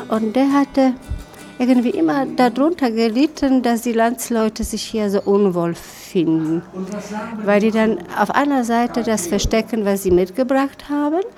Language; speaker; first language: German; non-native, fluent; Polish